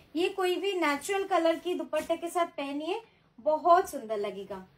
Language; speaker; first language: Hindi; non-native, local second language; Bangla